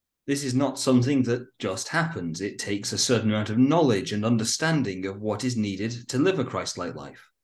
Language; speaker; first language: English; native; English